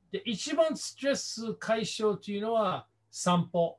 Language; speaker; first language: Japanese; non-native, fluent; English